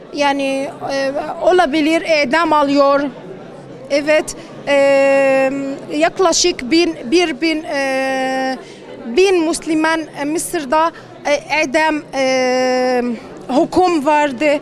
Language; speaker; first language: Turkish; non-native, learner; Arabic